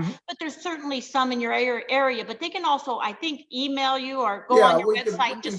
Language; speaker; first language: English; native; English